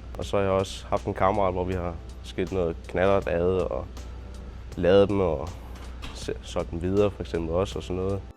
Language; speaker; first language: Danish; native; Danish